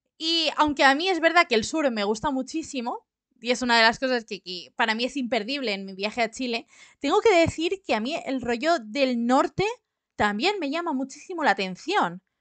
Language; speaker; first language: Spanish; native; Spanish